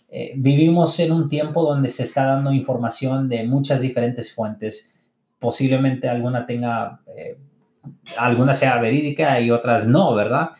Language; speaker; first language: Spanish; early bilingual, heritage; English